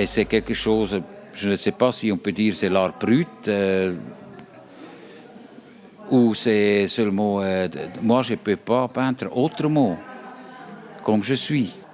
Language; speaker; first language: French; non-native, fluent; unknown